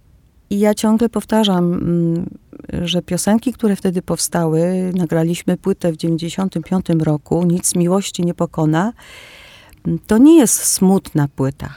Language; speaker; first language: Polish; early bilingual, other home language; Greek